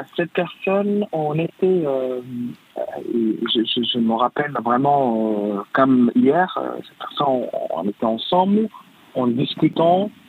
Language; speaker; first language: French; non-native, fluent; Arabic